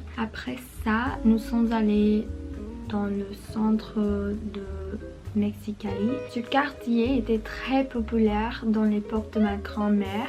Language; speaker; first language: French; non-native, learner; Spanish